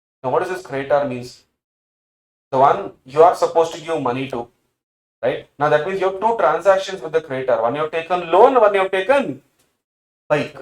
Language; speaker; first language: English; non-native, local second language; Tamil